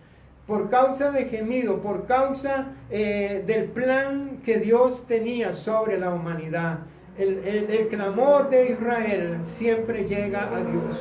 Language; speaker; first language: Spanish; native; Spanish